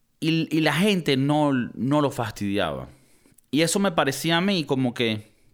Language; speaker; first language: Spanish; native; Spanish